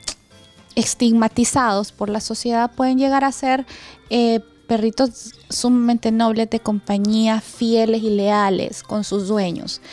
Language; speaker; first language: Spanish; native; Spanish